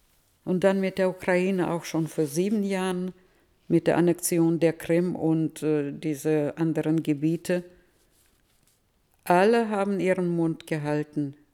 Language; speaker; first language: German; early bilingual, heritage; Russian